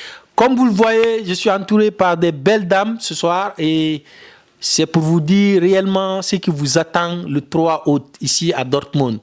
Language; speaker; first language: French; non-native, local second language; Fula